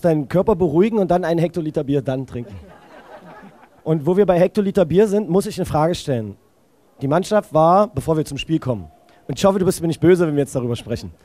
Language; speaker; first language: German; native; German